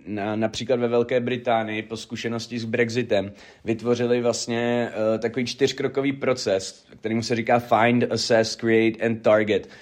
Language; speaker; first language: Czech; native; Czech